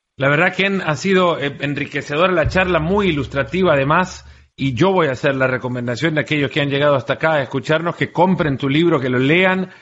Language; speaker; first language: Spanish; native; Spanish